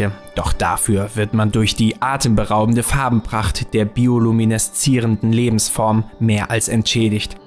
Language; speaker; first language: German; native; German